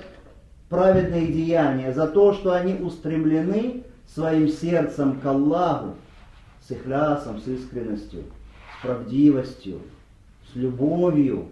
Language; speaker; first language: Russian; native; Russian